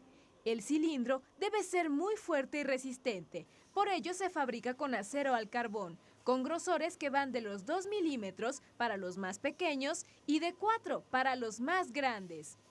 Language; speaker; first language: Spanish; native; Spanish